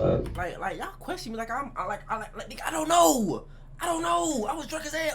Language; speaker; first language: English; native; English